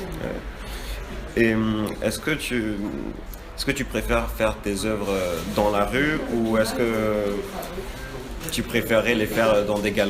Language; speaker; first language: French; native; French